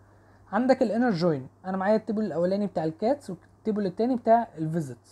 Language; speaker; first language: Arabic; native; Arabic